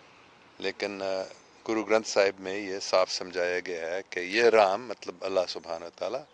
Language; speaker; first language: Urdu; non-native, fluent; English